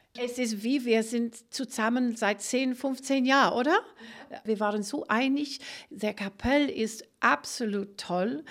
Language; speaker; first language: German; non-native, fluent; English